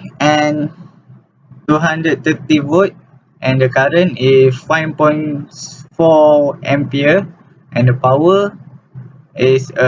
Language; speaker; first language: English; non-native, learner; Malay